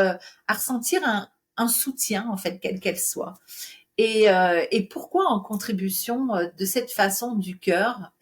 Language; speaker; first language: French; native; French